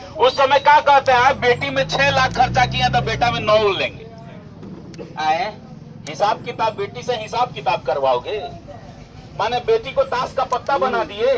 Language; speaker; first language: Hindi; non-native, local second language; Bhojpuri